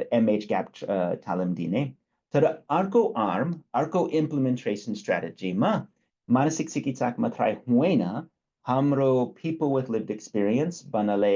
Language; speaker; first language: Nepali; non-native, fluent; English